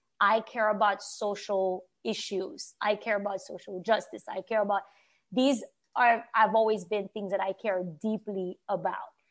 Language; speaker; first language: English; non-native, fluent; Haitian Creole